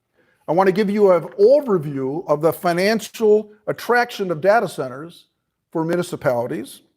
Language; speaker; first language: English; native; English